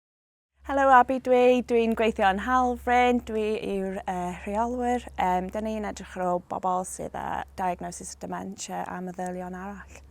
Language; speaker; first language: Welsh; non-native, learner; English